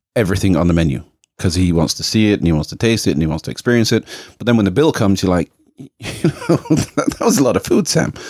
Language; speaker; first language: English; native; English